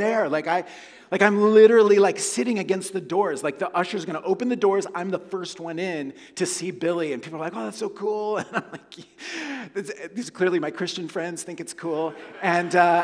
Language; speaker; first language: English; native; English